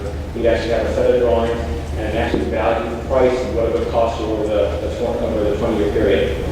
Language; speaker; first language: English; native; English